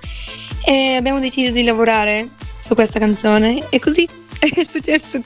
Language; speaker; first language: Italian; non-native, fluent; Bulgarian